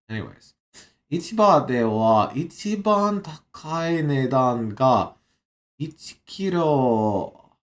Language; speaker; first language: Japanese; non-native, learner; English